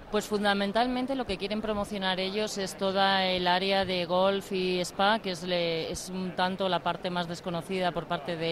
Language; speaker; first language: Spanish; native; Spanish